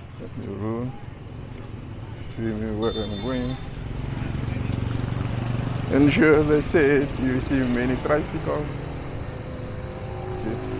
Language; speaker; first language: English; non-native, fluent; French